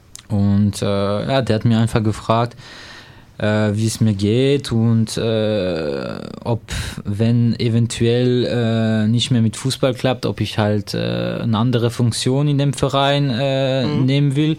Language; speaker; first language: German; non-native, fluent; French